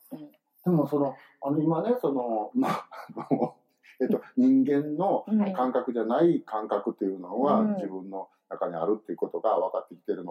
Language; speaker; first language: Japanese; native; Japanese